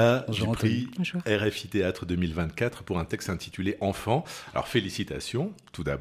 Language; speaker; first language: French; native; French